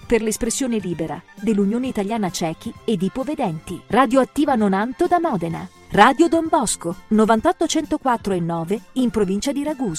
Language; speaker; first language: Italian; native; Italian